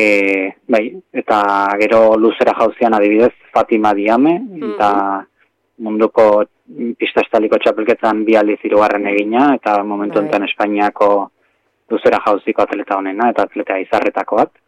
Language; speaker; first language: Basque; native; Basque